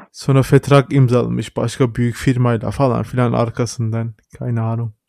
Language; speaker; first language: Turkish; early bilingual, heritage; Turkish